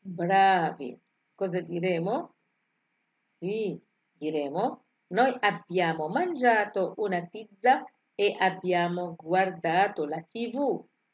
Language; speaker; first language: Italian; non-native, fluent; Arabic